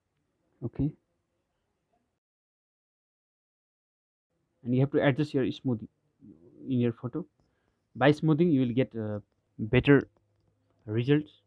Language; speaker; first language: English; non-native, fluent; Nepali